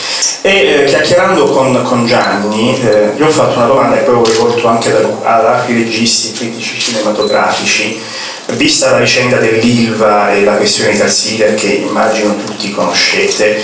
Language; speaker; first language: Italian; native; Italian